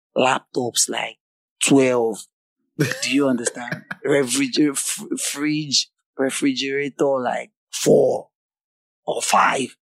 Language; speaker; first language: English; non-native, local second language; Yoruba